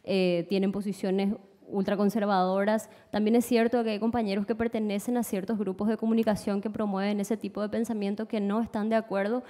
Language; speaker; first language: Spanish; native; Spanish